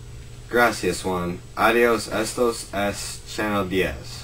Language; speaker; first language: Spanish; non-native, learner; English